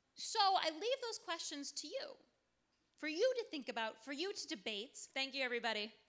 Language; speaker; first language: English; native; English